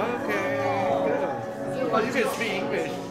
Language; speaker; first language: English; non-native, fluent; Chinese